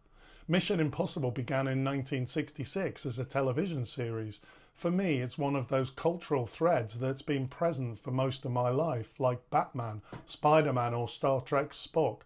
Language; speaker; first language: English; native; English